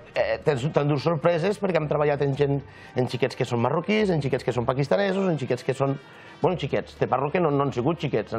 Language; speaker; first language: Catalan; native; Catalan